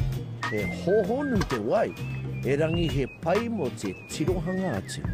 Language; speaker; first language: Māori; non-native, local second language; English